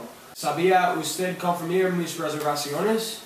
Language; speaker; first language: Spanish; non-native, learner; English